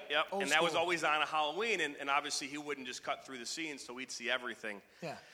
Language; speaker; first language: English; native; English